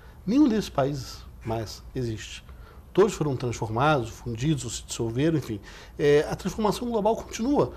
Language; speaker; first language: Portuguese; native; Portuguese